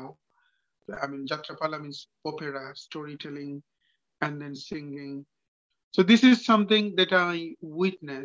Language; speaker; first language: English; non-native, local second language; Bangla